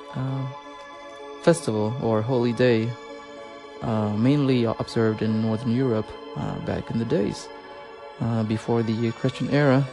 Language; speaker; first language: English; non-native, fluent; French